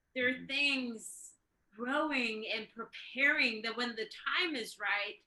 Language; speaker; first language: English; early bilingual, other home language; Swedish